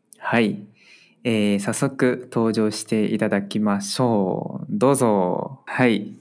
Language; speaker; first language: Japanese; native; Japanese